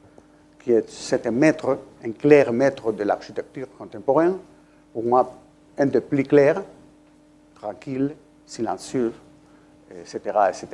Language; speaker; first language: French; non-native, fluent; Spanish